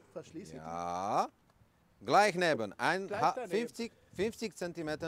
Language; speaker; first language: German; non-native, learner; Czech